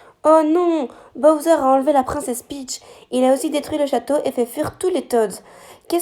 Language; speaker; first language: French; native; French